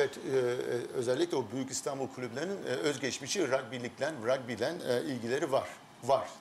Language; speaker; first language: Turkish; early bilingual, heritage; Turkish